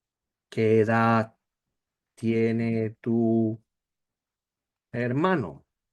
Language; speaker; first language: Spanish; non-native, learner; English